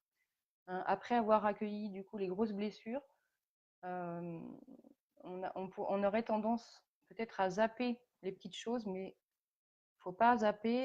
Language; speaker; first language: French; native; French